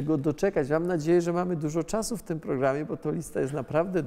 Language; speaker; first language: Polish; native; Polish